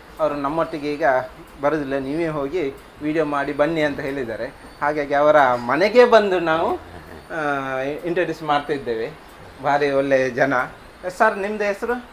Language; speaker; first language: Kannada; non-native, local second language; Tulu